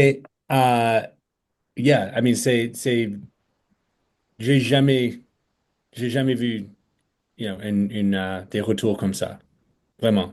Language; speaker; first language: French; non-native, fluent; English